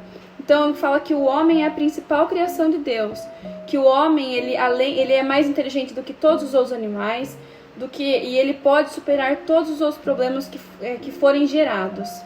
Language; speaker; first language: Portuguese; native; Portuguese